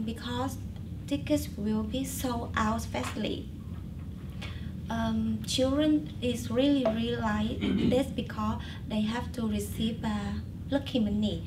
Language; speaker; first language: English; non-native, learner; Vietnamese